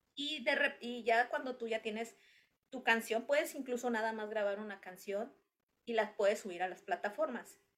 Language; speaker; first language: Spanish; native; Spanish